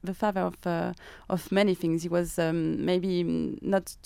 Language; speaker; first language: English; non-native, fluent; French